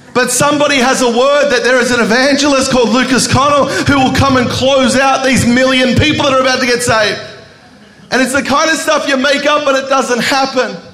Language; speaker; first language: English; native; English